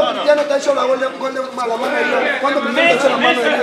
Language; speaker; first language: Spanish; native; Spanish